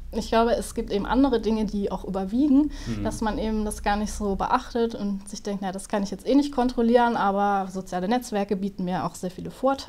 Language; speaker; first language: German; native; German